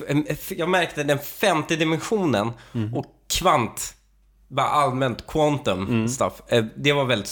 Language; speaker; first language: Swedish; native; Swedish